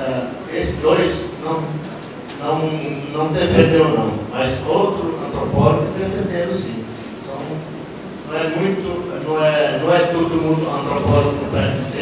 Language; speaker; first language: Portuguese; non-native, local second language; Yanomámi